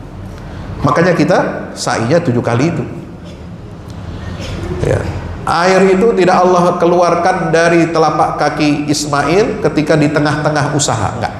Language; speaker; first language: Indonesian; native; Indonesian